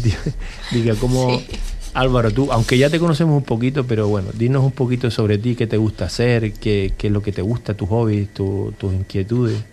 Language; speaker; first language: Spanish; native; Spanish